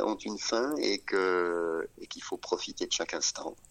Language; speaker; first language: French; native; French